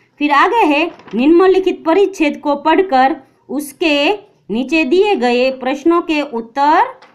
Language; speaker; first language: Hindi; non-native, local second language; Gujarati